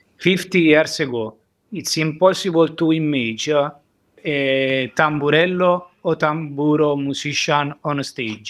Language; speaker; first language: English; non-native, learner; Italian